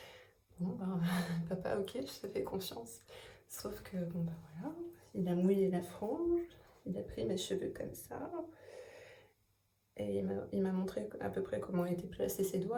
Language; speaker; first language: French; native; French